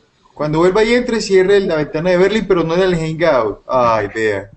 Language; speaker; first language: Spanish; native; Spanish